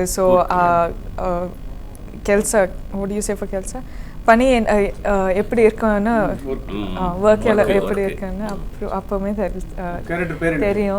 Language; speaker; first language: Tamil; non-native, learner; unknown